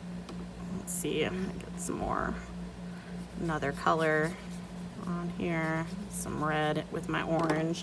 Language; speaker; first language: English; native; English